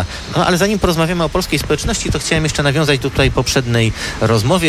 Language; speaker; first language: Polish; native; Polish